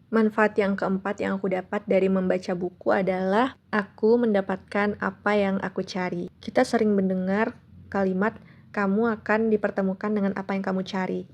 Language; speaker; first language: Indonesian; non-native, local second language; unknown